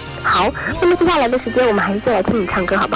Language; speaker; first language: Chinese; native; Chinese